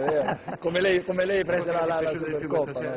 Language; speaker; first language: Italian; native; Italian